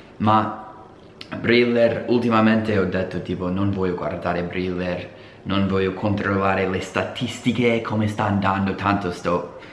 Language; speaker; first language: Italian; non-native, fluent; English